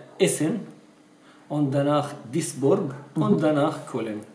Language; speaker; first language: German; non-native, learner; Arabic